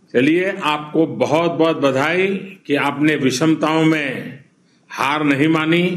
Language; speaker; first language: Hindi; non-native, local second language; Gujarati